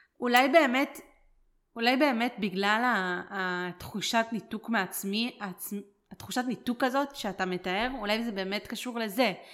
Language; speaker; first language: Hebrew; native; Hebrew